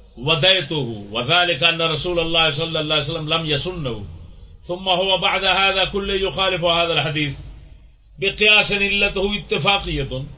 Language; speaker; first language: Arabic; non-native, fluent; Urdu